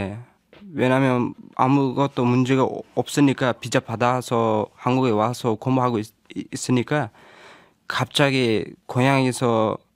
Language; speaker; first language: Korean; non-native, learner; Uzbek